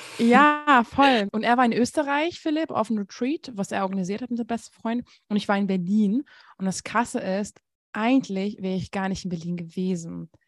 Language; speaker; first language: German; non-native, fluent; Hungarian